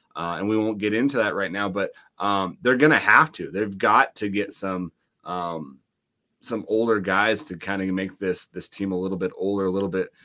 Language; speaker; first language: English; native; English